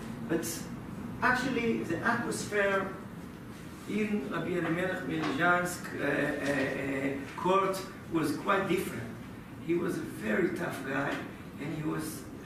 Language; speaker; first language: English; non-native, fluent; Hebrew